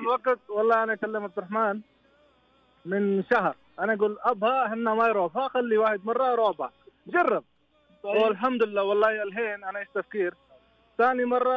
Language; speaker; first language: Arabic; non-native, learner; Urdu